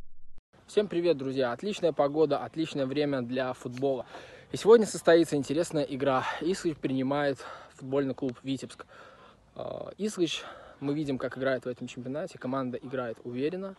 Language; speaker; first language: Russian; native; Russian